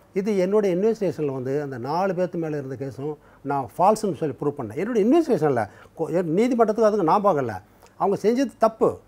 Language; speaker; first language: Tamil; native; Tamil